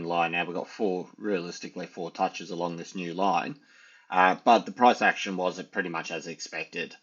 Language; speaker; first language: English; native; English